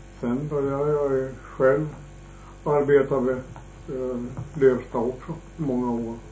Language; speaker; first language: Swedish; native; Swedish